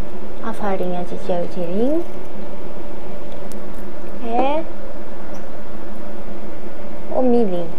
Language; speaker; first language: Portuguese; non-native, learner; Japanese